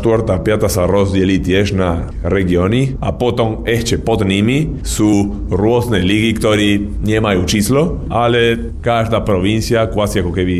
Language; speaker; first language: Slovak; non-native, fluent; Spanish